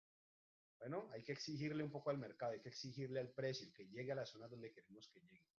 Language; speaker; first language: Spanish; native; Spanish